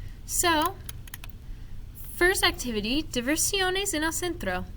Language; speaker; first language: Spanish; non-native, fluent; English